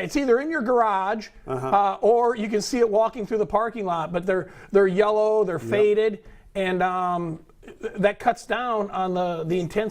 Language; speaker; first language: English; native; English